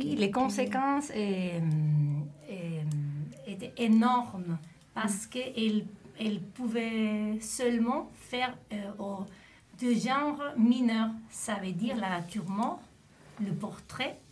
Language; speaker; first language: French; non-native, fluent; Spanish